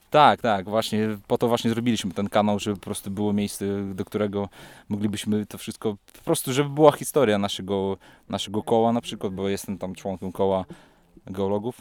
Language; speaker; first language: Polish; non-native, fluent; Russian